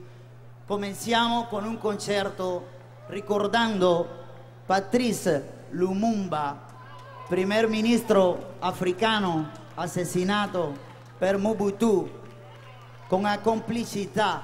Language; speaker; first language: Italian; non-native, learner; Spanish